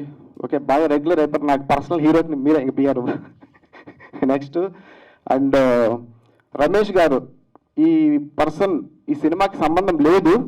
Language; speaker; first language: Telugu; native; Telugu